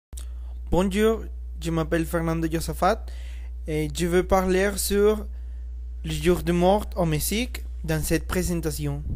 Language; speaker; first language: French; non-native, learner; Spanish